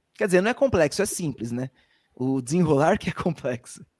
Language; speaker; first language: Portuguese; native; Portuguese